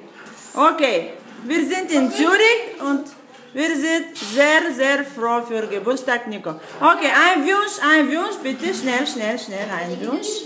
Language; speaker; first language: German; non-native, learner; Bulgarian